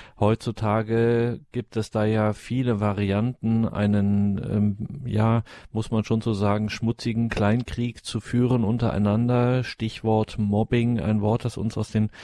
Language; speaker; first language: German; native; German